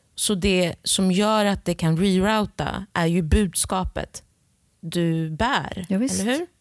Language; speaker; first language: Swedish; early bilingual, other home language; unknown